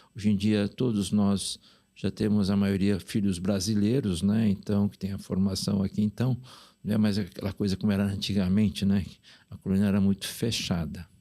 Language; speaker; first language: Portuguese; early bilingual, other home language; Korean